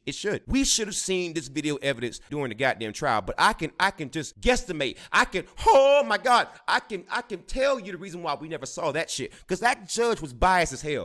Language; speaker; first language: English; native; English